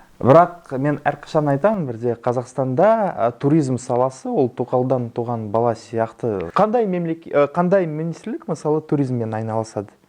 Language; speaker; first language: Kazakh; non-native, local second language; Russian